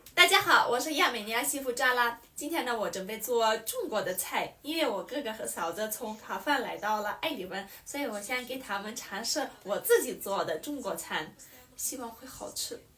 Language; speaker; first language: Chinese; non-native, fluent; Armenian